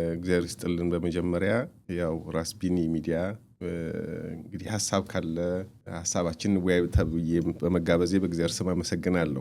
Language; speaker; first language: Amharic; native; Amharic